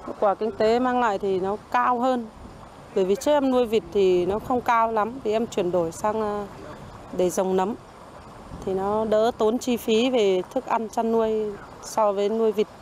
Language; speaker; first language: Vietnamese; native; Vietnamese